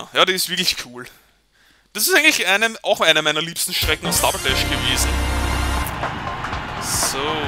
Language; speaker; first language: German; native; German